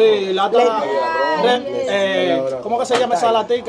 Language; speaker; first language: Spanish; native; Spanish